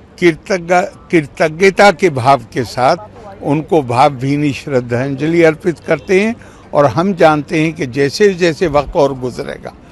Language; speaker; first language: Hindi; native; Hindi